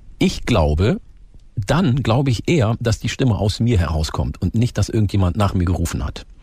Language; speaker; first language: German; early bilingual, other home language; Oromo